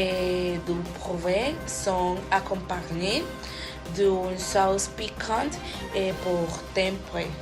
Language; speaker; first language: French; non-native, learner; Spanish